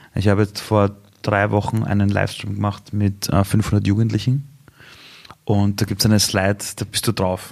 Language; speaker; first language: German; early bilingual, other home language; Persian